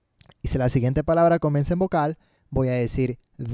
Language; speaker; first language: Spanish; native; Spanish